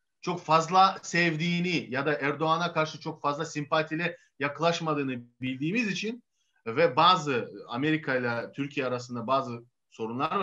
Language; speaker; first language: Turkish; non-native, fluent; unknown